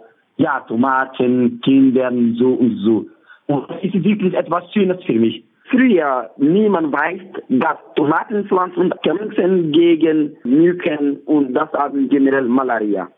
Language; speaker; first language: German; non-native, learner; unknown